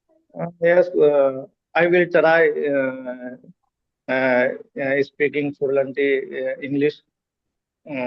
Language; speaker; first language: English; non-native, local second language; Hindi